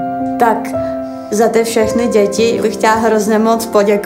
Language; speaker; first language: Czech; native; Czech